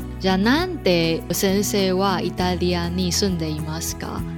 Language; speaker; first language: Japanese; non-native, learner; Chinese